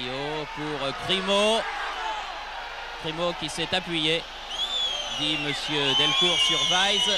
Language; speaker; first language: French; native; French